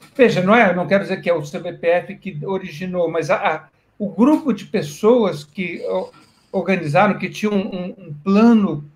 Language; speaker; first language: Portuguese; native; Portuguese